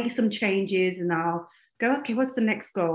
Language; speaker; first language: English; native; English